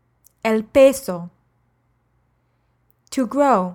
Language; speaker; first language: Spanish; non-native, fluent; English